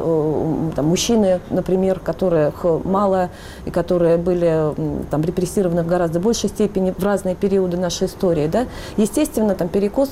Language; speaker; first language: Russian; native; Russian